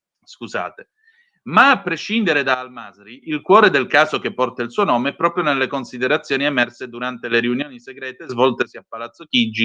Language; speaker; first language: Italian; native; Italian